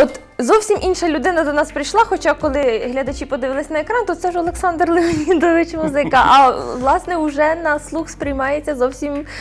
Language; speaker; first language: Ukrainian; native; Ukrainian